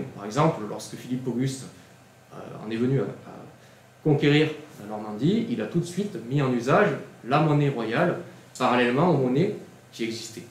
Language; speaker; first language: French; native; French